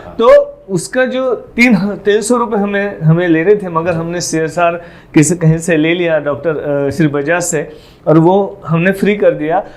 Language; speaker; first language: Hindi; non-native, local second language; Marathi